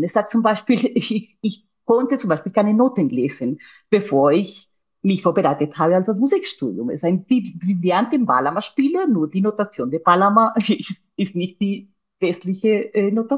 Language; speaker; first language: German; non-native, fluent; Spanish